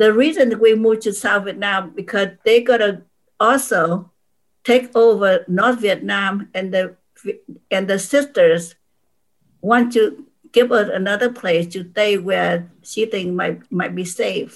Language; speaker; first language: English; non-native, fluent; Vietnamese